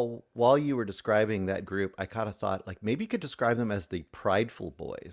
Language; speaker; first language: English; native; English